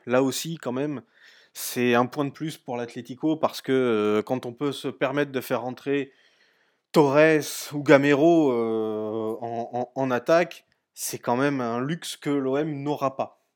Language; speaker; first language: French; native; French